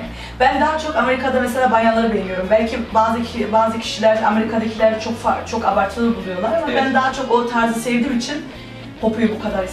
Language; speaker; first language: Turkish; early bilingual, heritage; Turkish